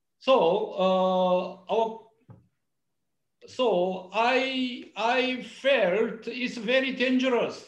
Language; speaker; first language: English; non-native, learner; Korean